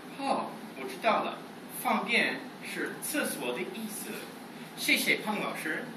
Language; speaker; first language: Chinese; non-native, fluent; English